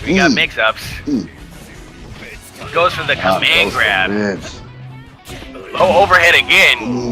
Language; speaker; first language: English; native; English